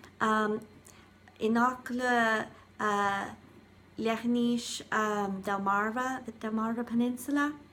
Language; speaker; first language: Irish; non-native, learner; English